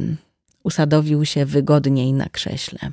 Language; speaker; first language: Polish; native; Polish